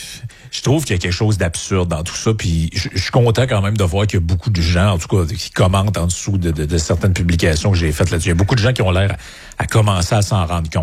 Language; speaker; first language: French; native; French